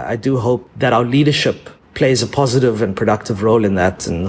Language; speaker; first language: English; native; English